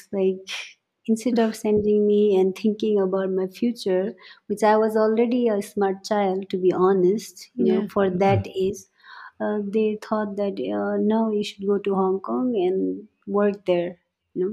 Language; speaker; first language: English; non-native, local second language; Nepali